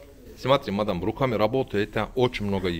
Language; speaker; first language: Russian; non-native, learner; Turkish